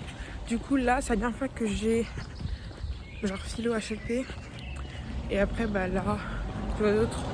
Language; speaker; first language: French; native; French